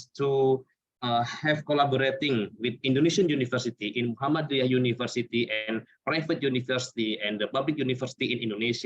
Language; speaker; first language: English; non-native, learner; Indonesian